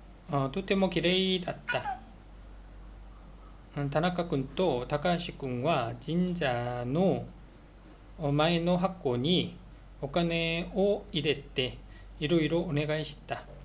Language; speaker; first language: Japanese; non-native, learner; Korean